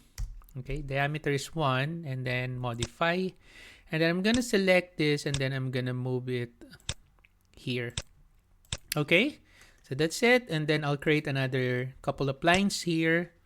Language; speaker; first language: English; non-native, local second language; Filipino